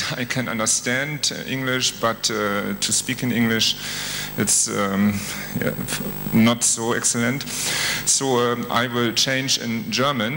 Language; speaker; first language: English; non-native, learner; German